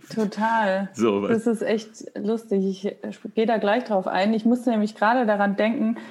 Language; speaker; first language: German; native; German